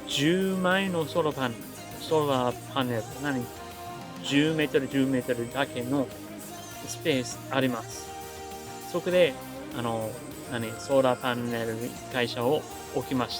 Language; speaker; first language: Japanese; non-native, learner; English